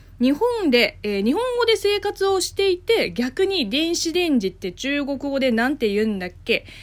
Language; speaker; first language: Japanese; non-native, fluent; Chinese